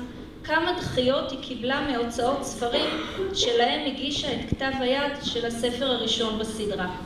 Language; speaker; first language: Hebrew; native; Hebrew